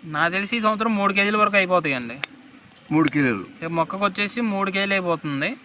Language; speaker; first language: Telugu; native; Telugu